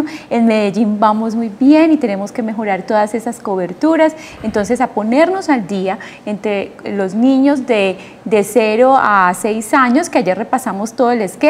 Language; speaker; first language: Spanish; native; Spanish